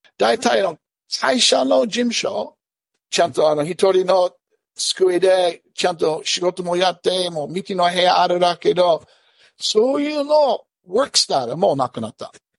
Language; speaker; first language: Japanese; non-native, fluent; English